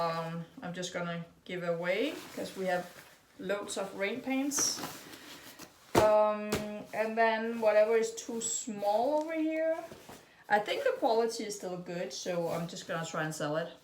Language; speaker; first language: English; non-native, fluent; Danish